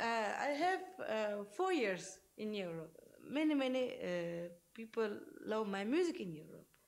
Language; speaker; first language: English; non-native, learner; Uzbek